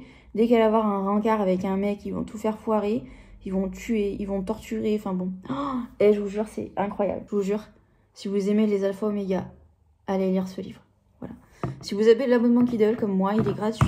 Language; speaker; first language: French; native; French